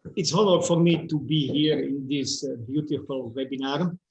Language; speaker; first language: English; non-native, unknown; Slovak